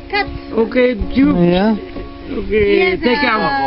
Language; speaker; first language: English; non-native, learner; French